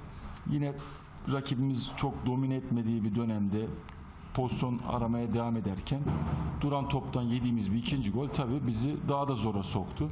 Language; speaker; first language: Turkish; native; Turkish